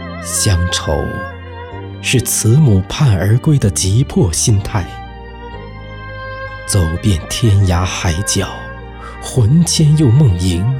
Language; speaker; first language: Chinese; native; Chinese